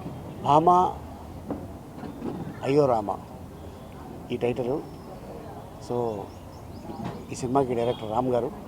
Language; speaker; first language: Telugu; native; Telugu